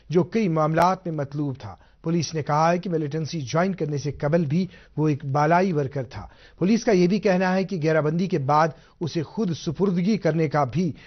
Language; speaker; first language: Urdu; non-native, local second language; Kashmiri